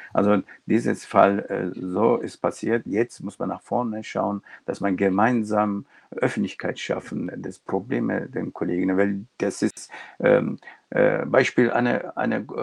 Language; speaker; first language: German; non-native, local second language; Turkish